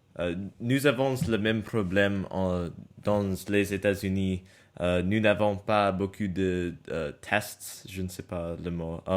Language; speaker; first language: French; non-native, learner; English